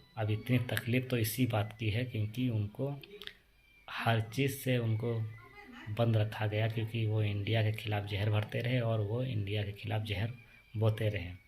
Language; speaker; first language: Hindi; native; Hindi